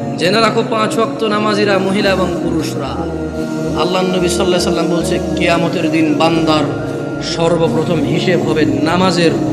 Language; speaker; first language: Bangla; early bilingual, heritage; Bangla